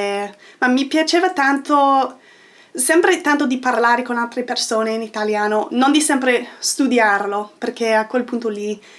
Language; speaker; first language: Italian; non-native, fluent; English